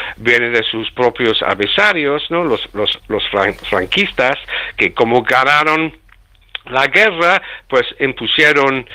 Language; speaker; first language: Spanish; early bilingual, heritage; Spanish